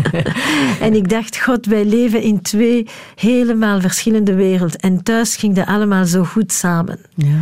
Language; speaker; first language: Dutch; native; Dutch